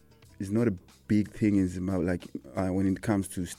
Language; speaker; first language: English; non-native, local second language; Shona